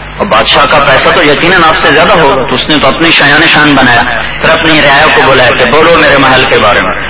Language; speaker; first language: Urdu; non-native, local second language; Punjabi